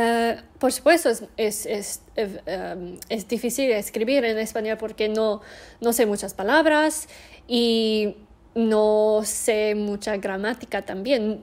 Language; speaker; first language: Spanish; non-native, learner; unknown